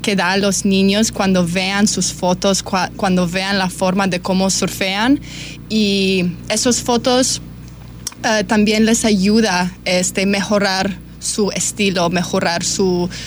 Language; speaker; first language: Spanish; non-native, learner; Polish